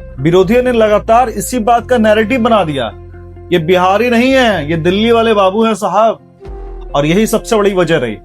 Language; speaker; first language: Hindi; native; Hindi